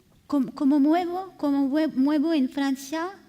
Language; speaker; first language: Spanish; non-native, learner; French